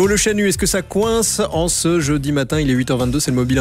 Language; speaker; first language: French; native; French